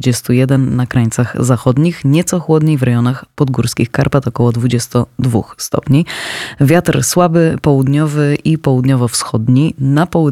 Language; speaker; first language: Polish; native; Polish